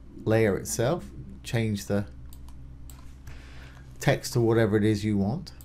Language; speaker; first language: English; native; English